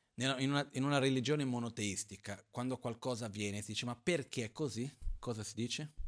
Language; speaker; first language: Italian; non-native, fluent; Portuguese